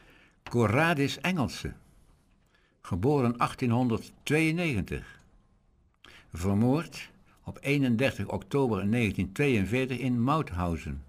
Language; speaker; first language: Dutch; native; Dutch